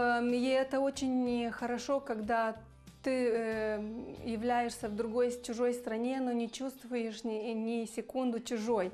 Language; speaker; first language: Russian; non-native, fluent; Romanian